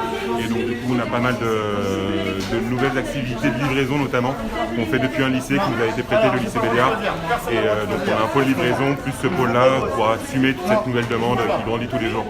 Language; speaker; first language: French; native; French